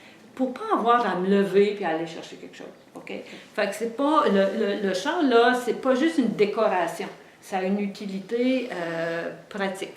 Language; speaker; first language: French; native; French